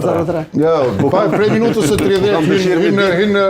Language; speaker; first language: Albanian; native; Albanian